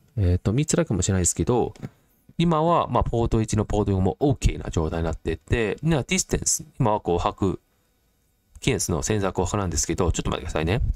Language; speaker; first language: Japanese; non-native, fluent; Cantonese